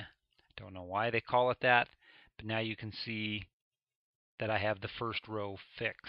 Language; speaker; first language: English; native; English